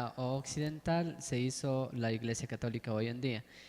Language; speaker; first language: Spanish; native; Spanish